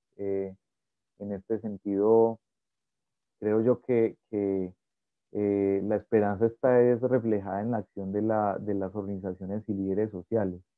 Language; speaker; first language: Spanish; native; Spanish